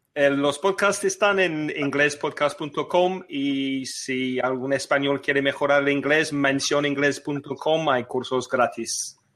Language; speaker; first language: Spanish; non-native, fluent; English